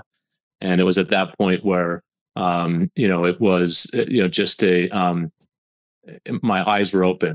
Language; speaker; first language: English; native; English